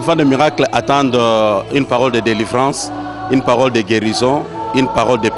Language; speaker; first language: French; non-native, local second language; Lingala